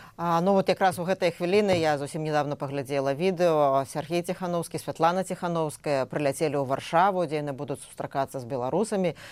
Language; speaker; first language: Belarusian; non-native, local second language; Russian